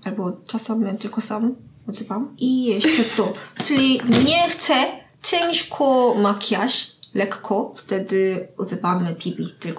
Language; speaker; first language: Polish; non-native, learner; Korean